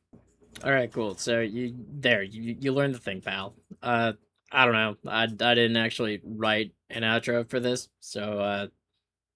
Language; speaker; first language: English; native; English